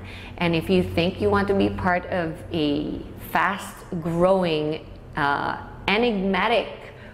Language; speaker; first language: English; non-native, local second language; Filipino